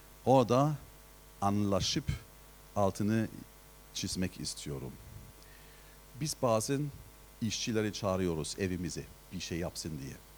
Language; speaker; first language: Turkish; non-native, fluent; German